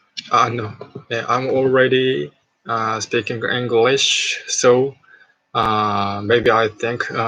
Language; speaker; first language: English; non-native, learner; Japanese